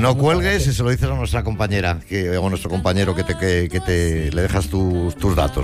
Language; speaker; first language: Spanish; native; Spanish